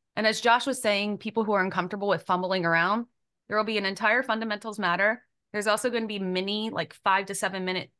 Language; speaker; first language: English; native; English